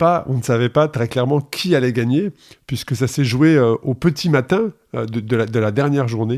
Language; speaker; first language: French; native; French